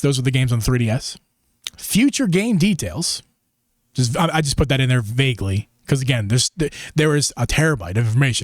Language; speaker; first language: English; native; English